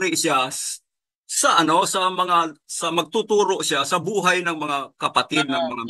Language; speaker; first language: Filipino; native; Filipino